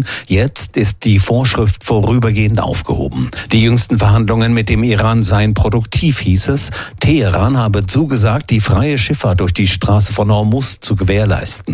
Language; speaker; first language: German; native; German